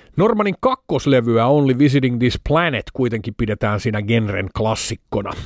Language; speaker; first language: Finnish; native; Finnish